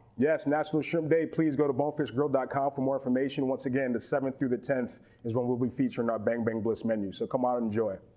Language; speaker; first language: English; native; English